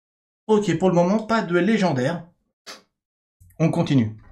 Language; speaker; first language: French; native; French